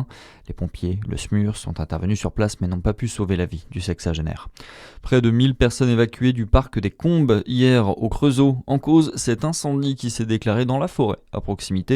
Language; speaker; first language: French; native; French